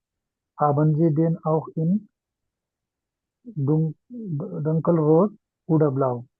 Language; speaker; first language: German; non-native, learner; Urdu